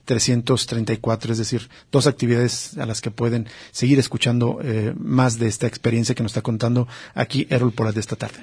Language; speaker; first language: Spanish; native; Spanish